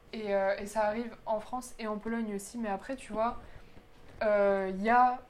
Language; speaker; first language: French; early bilingual, other home language; Polish